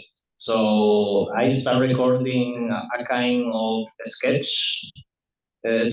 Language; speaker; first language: English; non-native, learner; Spanish